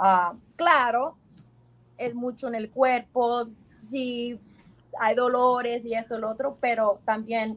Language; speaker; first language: Spanish; early bilingual, heritage; Spanish